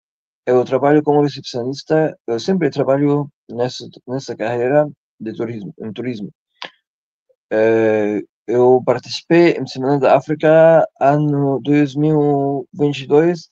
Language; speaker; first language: Portuguese; non-native, learner; Arabic